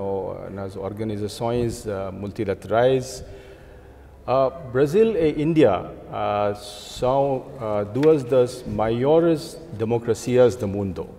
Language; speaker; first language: Portuguese; non-native, fluent; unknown